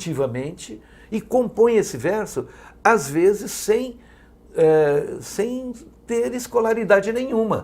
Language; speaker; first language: Portuguese; native; Portuguese